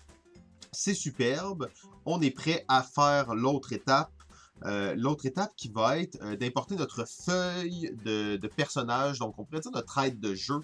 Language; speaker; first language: French; native; French